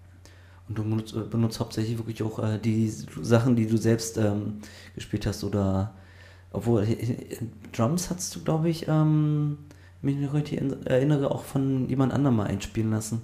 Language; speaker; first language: German; native; German